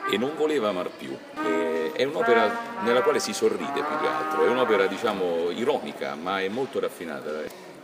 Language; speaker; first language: Italian; native; Italian